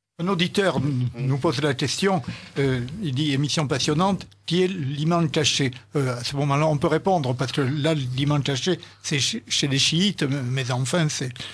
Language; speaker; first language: French; native; French